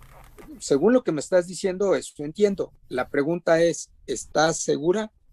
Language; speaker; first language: Spanish; native; Spanish